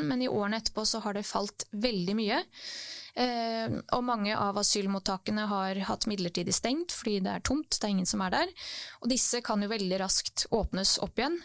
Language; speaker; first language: Norwegian; early bilingual, other home language; Bosnian